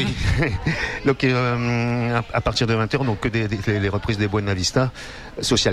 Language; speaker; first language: French; native; French